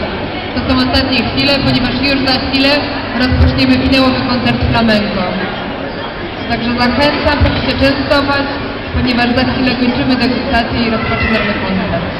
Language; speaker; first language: Polish; native; Polish